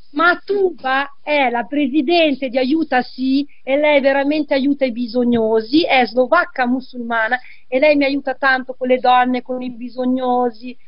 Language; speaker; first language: Italian; native; Italian